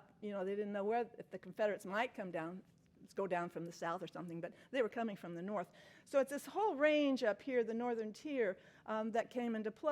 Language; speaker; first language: English; native; English